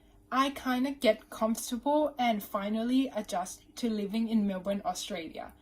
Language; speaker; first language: English; non-native, fluent; Thai